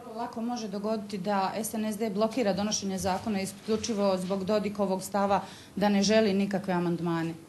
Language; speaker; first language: Bosnian; native; Bosnian